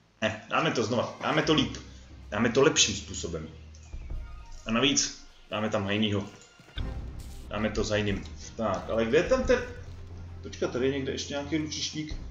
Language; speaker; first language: Czech; native; Czech